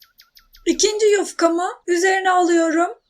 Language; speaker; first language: Turkish; native; Turkish